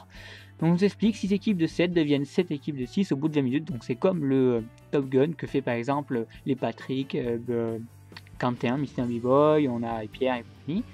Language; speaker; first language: French; native; French